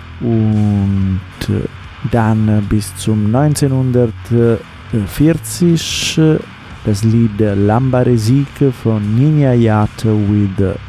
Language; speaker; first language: German; non-native, learner; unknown